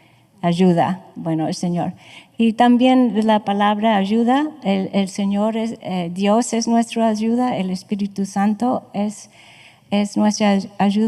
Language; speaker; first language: Spanish; non-native, fluent; English